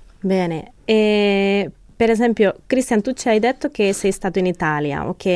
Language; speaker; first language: Italian; non-native, fluent; Spanish